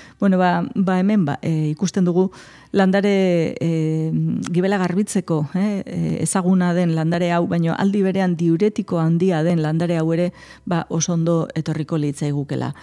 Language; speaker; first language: Basque; native; Basque